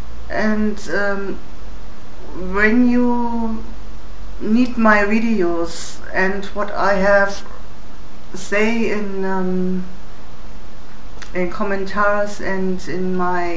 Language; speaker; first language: English; non-native, learner; German